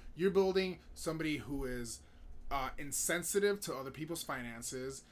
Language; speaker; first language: English; native; English